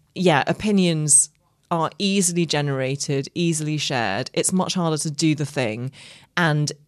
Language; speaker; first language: English; native; English